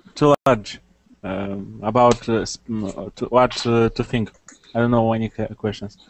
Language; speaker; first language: English; non-native, learner; Romanian